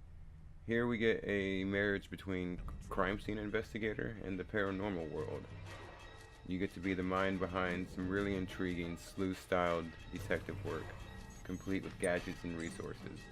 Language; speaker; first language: English; native; English